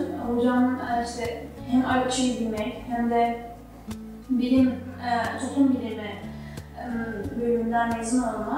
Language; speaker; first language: Turkish; non-native, fluent; Arabic